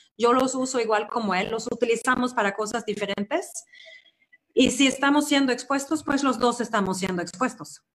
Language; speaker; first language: Spanish; non-native, fluent; Swedish